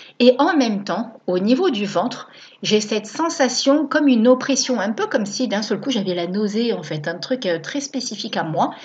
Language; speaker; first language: French; native; French